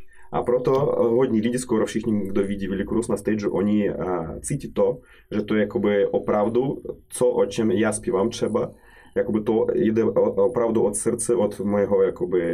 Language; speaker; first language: Czech; non-native, fluent; Russian